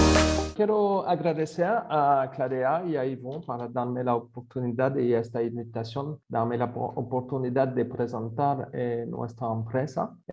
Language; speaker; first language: Spanish; non-native, fluent; French